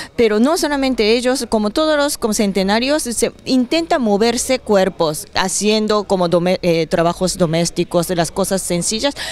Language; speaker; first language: Spanish; non-native, fluent; Japanese